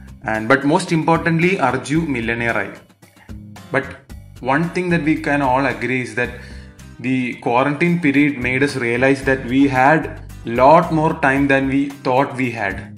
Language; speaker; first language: English; non-native, local second language; Malayalam